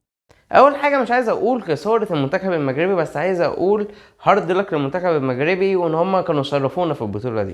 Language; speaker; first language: Arabic; native; Arabic